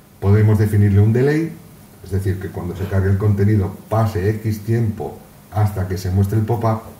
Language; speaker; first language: Spanish; native; Spanish